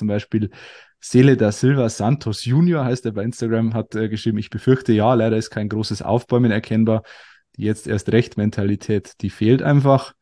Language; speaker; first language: German; native; German